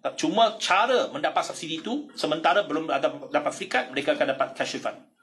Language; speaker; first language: Malay; native; Malay